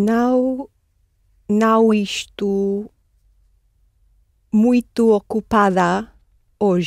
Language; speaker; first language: Portuguese; non-native, learner; English